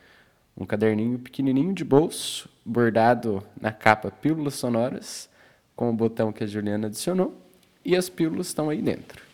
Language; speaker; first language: Portuguese; native; Portuguese